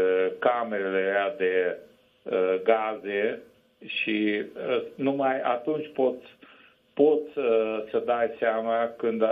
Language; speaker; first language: Romanian; non-native, local second language; Hungarian